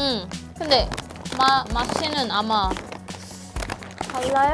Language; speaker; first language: Korean; non-native, learner; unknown